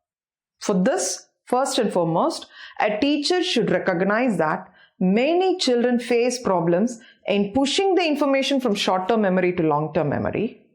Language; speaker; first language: English; non-native, local second language; Tamil